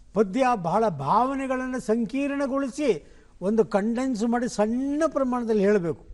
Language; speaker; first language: Kannada; non-native, local second language; Konkani